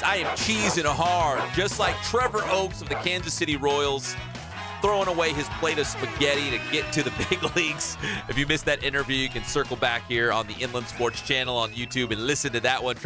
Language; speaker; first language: English; native; English